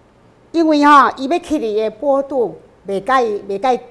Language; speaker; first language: Chinese; non-native, local second language; Min Nan Chinese